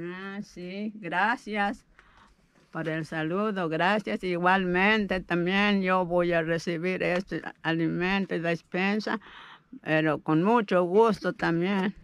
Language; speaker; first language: Spanish; non-native, local second language; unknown